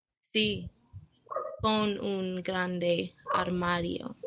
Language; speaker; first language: Spanish; non-native, learner; English